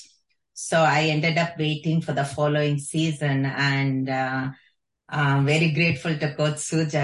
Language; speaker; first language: English; non-native, local second language; Kannada